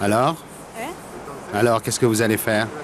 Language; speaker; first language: French; native; French